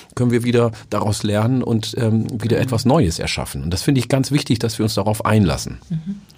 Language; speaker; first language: German; early bilingual, other home language; Oromo